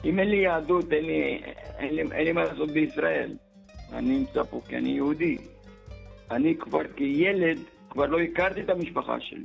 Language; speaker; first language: Hebrew; early bilingual, other home language; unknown